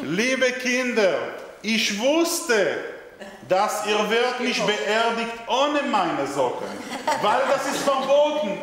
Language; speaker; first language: German; non-native, learner; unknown